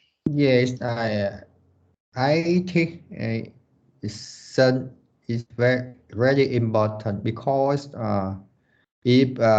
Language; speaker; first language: English; non-native, learner; Vietnamese